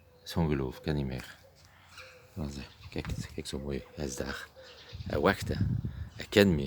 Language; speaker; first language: Dutch; non-native, learner; French